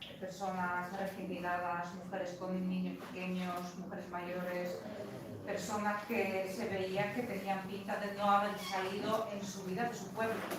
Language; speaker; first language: Spanish; non-native, fluent; Polish